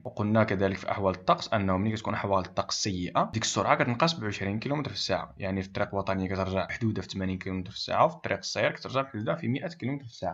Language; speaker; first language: Arabic; native; Arabic